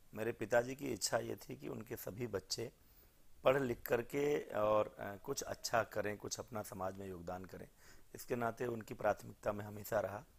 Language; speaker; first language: Hindi; native; Hindi